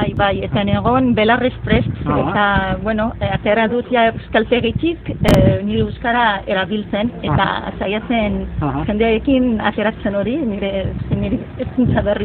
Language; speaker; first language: Basque; non-native, learner; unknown